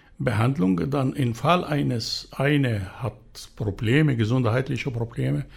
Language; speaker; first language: German; non-native, fluent; Arabic